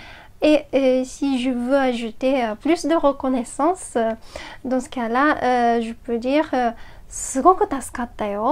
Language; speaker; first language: French; non-native, fluent; Japanese